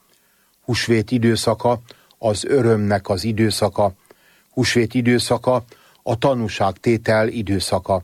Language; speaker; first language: Hungarian; native; Hungarian